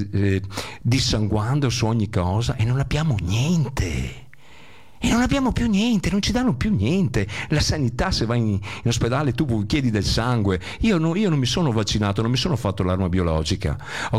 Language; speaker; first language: Italian; native; Italian